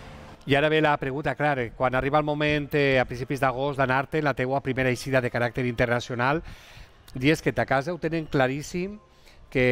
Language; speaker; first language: Catalan; native; Catalan